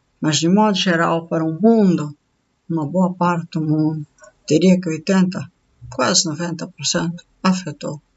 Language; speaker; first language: Portuguese; native; Portuguese